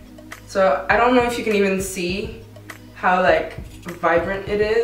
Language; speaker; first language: English; native; English